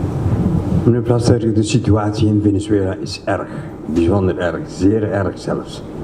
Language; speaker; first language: Dutch; non-native, local second language; Papiamento